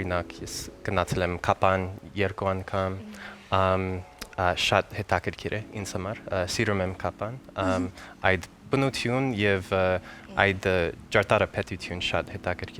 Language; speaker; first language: Armenian; non-native, learner; English